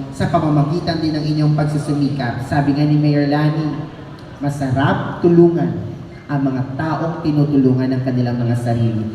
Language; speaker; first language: Filipino; native; Filipino